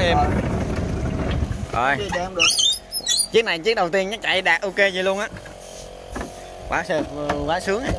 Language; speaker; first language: Vietnamese; native; Vietnamese